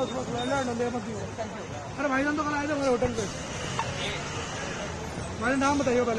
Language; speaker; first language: Hindi; native; Hindi